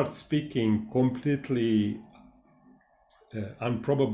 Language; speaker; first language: English; non-native, fluent; Hungarian